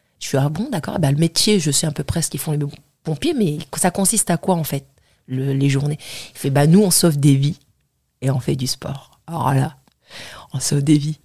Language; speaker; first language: French; non-native, local second language; Arabic